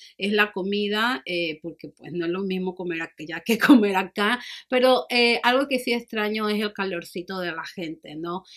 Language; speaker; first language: Spanish; native; Spanish